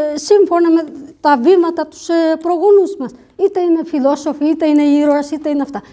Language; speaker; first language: Greek; non-native, fluent; Urdu